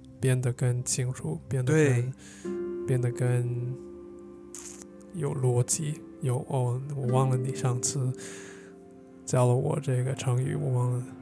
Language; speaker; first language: Chinese; non-native, fluent; English